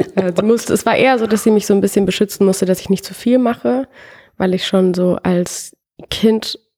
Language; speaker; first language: German; native; German